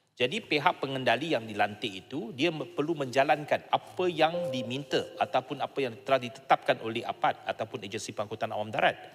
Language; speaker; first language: Malay; non-native, local second language; Chinese